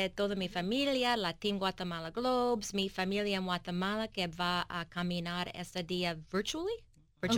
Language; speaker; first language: Spanish; early bilingual, heritage; English